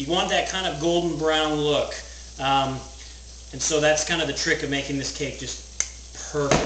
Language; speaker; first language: English; native; English